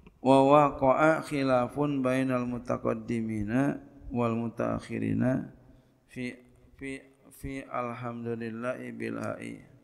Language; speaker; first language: Arabic; non-native, fluent; Indonesian